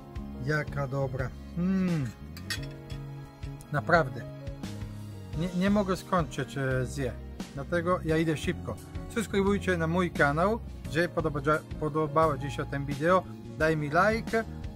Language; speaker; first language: Polish; non-native, learner; Italian